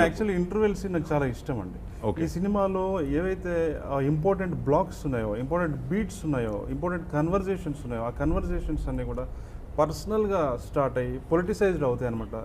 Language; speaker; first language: Telugu; native; Telugu